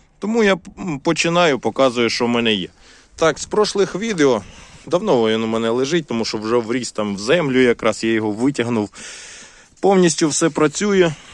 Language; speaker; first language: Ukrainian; non-native, local second language; Russian